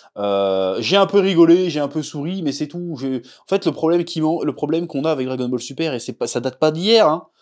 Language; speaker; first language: French; native; French